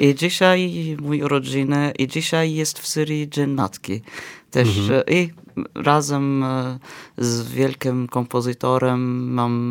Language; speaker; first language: Polish; non-native, fluent; Arabic